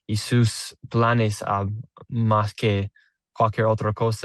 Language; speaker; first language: Spanish; non-native, learner; English